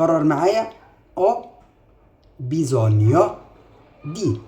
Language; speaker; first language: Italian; non-native, fluent; Arabic